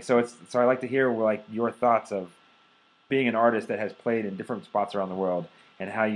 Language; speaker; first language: English; native; English